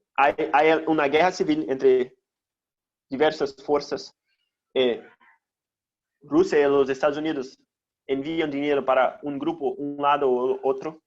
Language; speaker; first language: Spanish; non-native, fluent; Portuguese